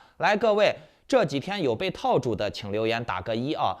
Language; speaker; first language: Chinese; native; Chinese